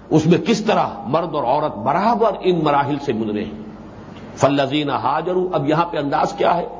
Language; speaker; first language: Urdu; native; Urdu